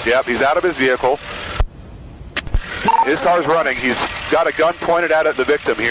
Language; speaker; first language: English; native; English